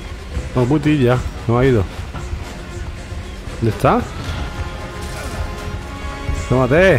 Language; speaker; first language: Spanish; native; Spanish